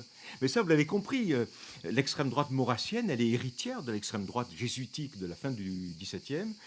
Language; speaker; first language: French; native; French